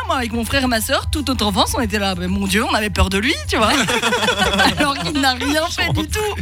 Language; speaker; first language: French; native; French